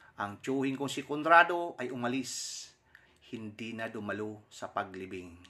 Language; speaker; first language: Filipino; non-native, local second language; Surigaonon